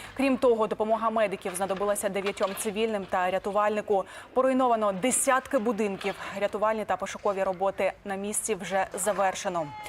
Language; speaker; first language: Ukrainian; native; Ukrainian